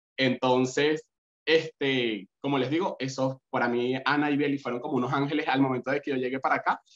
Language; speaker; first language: Spanish; native; Spanish